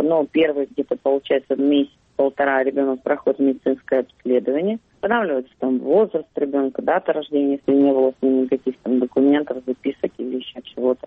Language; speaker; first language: Russian; native; Russian